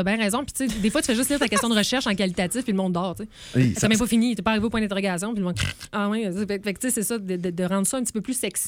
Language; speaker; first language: French; native; French